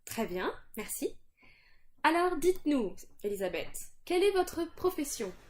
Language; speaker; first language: French; native; French